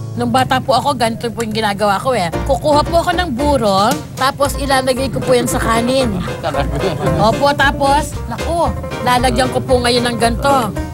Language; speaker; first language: Filipino; non-native, local second language; Pampanga